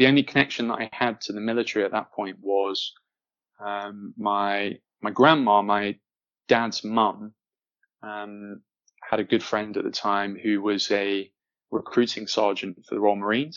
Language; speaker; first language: English; native; English